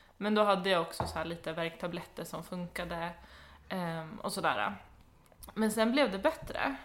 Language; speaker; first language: Swedish; native; Swedish